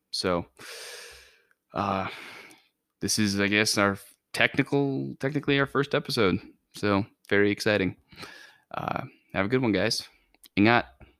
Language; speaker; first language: English; native; English